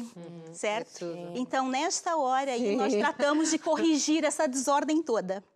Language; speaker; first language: Portuguese; native; Portuguese